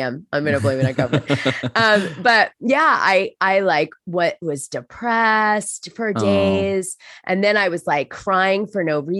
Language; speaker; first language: English; native; English